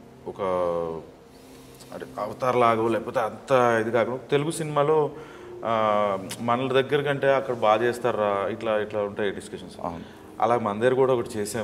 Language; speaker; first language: Telugu; native; Telugu